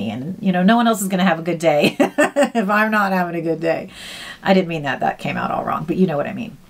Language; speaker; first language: English; native; English